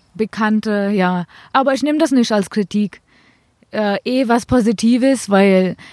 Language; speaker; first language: German; non-native, fluent; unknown